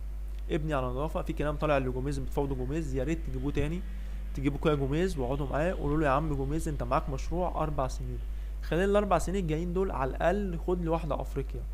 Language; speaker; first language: Arabic; native; Arabic